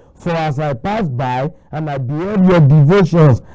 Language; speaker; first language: English; non-native, local second language; Yoruba